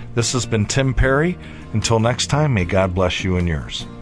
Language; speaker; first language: English; native; English